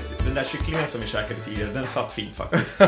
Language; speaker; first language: Swedish; native; Swedish